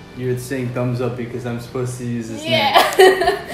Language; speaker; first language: English; native; English